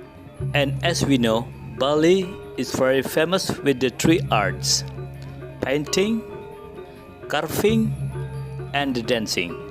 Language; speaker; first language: English; non-native, learner; Indonesian